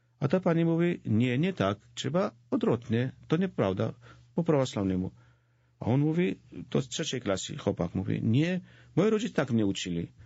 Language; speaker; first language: Polish; non-native, fluent; Georgian